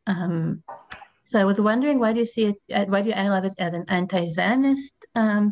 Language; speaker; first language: English; non-native, fluent; Hebrew